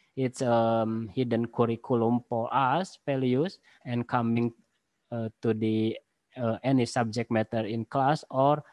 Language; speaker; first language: English; non-native, learner; Indonesian